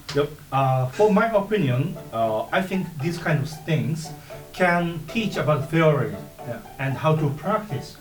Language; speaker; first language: English; non-native, learner; Japanese